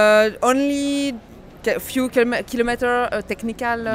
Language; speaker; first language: English; non-native, learner; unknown